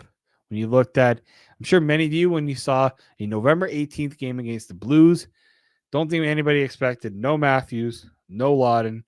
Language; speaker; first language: English; native; English